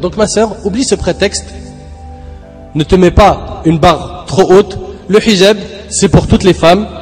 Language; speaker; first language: French; native; French